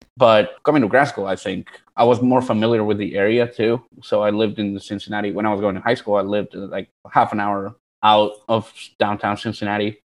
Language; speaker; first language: English; early bilingual, other home language; Spanish